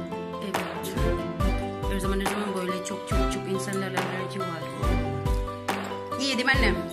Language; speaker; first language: Turkish; non-native, learner; Filipino